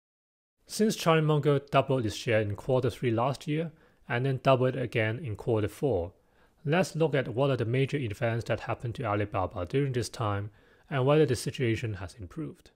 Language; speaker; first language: English; non-native, local second language; Cantonese